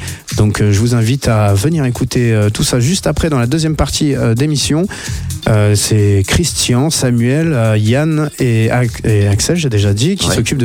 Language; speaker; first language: French; native; French